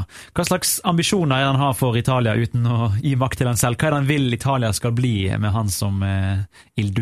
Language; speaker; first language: Norwegian; native; Norwegian